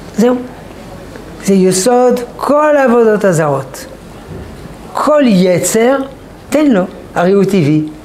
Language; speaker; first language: Hebrew; non-native, fluent; French